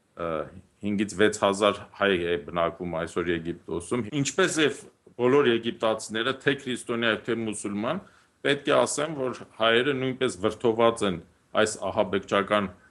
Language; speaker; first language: Armenian; native; Armenian